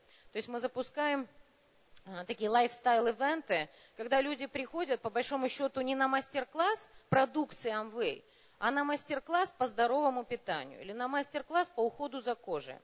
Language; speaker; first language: Russian; native; Russian